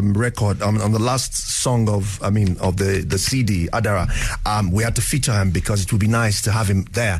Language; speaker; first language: English; non-native, local second language; Yoruba